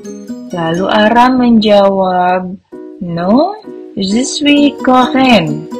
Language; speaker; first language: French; non-native, fluent; Indonesian